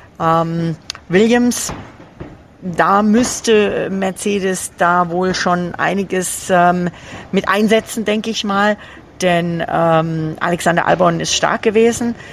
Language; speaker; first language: German; native; German